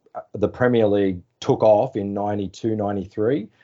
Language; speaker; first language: English; native; English